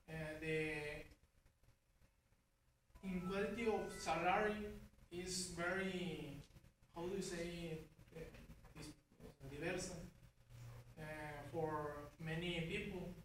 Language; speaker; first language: English; non-native, learner; Spanish